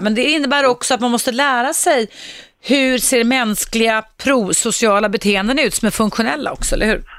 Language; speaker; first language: Swedish; native; Swedish